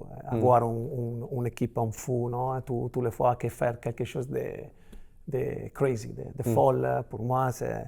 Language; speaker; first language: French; non-native, fluent; Italian